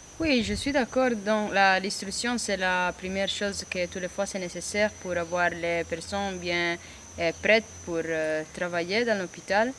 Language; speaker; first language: French; non-native, learner; Italian